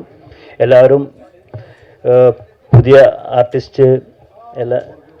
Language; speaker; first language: Tamil; non-native, learner; Malayalam